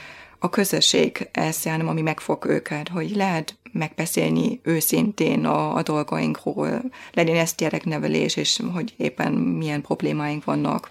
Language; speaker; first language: Hungarian; non-native, fluent; German